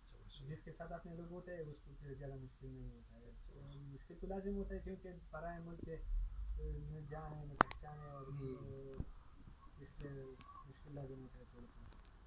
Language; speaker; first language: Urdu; non-native, local second language; Pashto